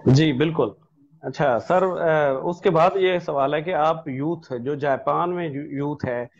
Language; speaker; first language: Urdu; non-native, local second language; Punjabi